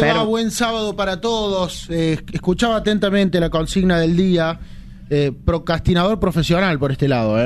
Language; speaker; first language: Spanish; native; Spanish